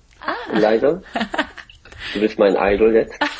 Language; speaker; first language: German; non-native, fluent; Korean